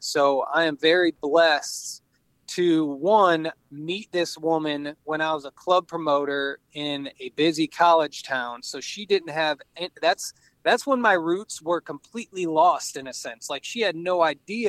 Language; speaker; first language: English; native; English